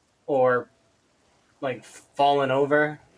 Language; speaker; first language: English; native; English